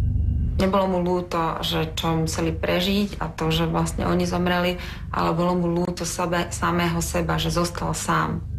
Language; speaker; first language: Slovak; native; Slovak